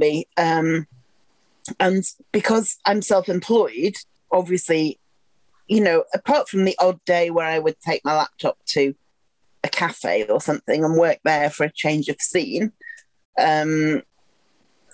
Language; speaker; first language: English; native; English